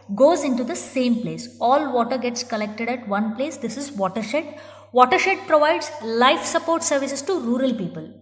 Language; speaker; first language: English; non-native, local second language; Kannada